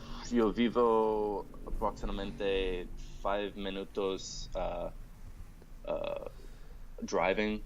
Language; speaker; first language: Spanish; non-native, learner; English